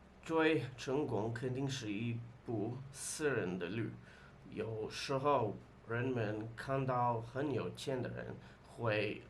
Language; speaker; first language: Chinese; non-native, learner; English